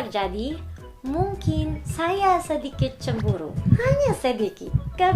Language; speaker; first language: Indonesian; non-native, fluent; Filipino